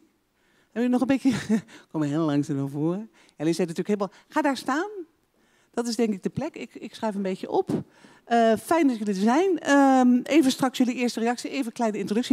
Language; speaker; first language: Dutch; native; Dutch